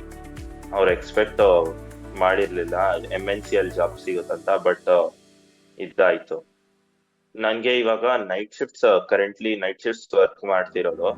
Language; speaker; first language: Kannada; non-native, local second language; Urdu